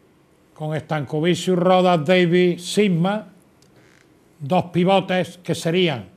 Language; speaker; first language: Spanish; native; Spanish